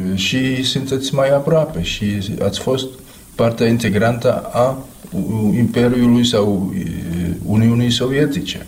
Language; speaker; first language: Romanian; non-native, fluent; Czech